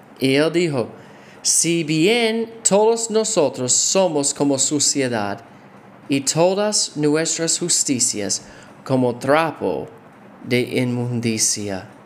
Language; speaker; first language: Spanish; non-native, fluent; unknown